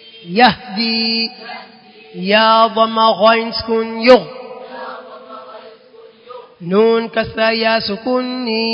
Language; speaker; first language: Arabic; non-native, learner; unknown